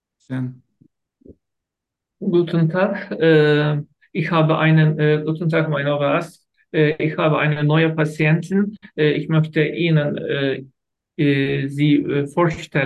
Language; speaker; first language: German; non-native, learner; Turkish